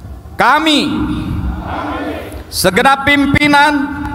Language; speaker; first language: Indonesian; native; Indonesian